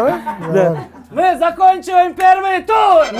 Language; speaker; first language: Russian; non-native, learner; Kazakh